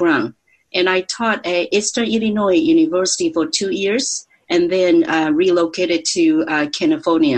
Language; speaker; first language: English; non-native, fluent; Chinese